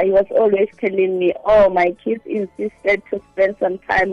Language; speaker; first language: English; non-native, local second language; Southern Sotho